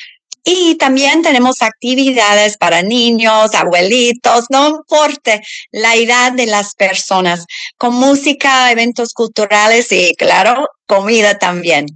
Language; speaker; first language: Spanish; non-native, learner; English